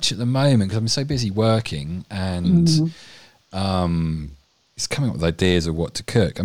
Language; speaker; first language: English; native; English